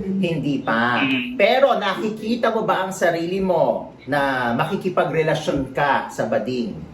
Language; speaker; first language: Filipino; native; Filipino